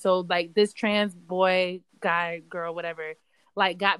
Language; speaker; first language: English; native; English